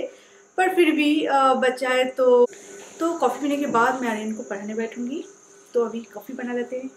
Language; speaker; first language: Hindi; non-native, local second language; Bangla